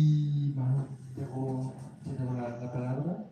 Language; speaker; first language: Spanish; non-native, fluent; French